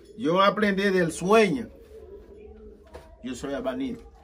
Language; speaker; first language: Spanish; non-native, learner; Haitian Creole